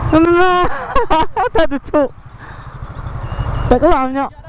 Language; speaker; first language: Malay; native; Malay